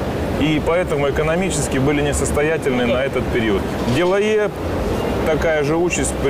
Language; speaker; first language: Russian; native; Russian